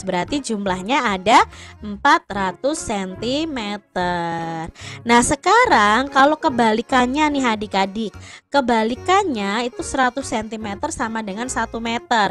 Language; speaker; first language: Indonesian; native; Indonesian